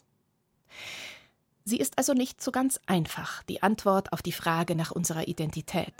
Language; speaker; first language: German; native; German